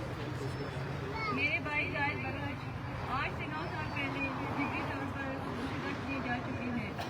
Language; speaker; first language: Urdu; non-native, local second language; Baluchi